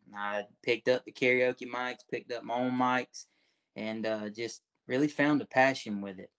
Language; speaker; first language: English; native; English